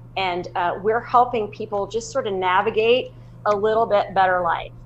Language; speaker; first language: English; native; English